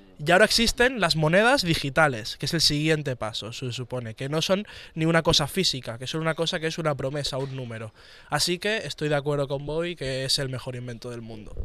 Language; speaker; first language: Spanish; native; Spanish